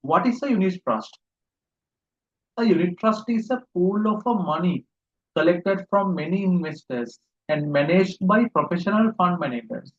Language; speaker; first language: English; non-native, local second language; Sinhala